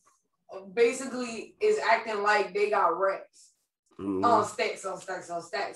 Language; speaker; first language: English; native; English